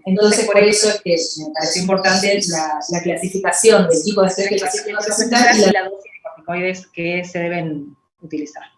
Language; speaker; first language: Spanish; native; Spanish